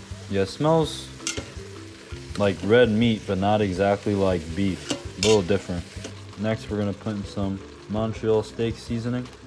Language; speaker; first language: English; early bilingual, other home language; Japanese